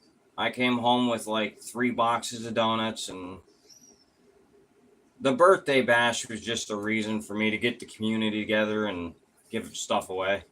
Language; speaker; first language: English; native; English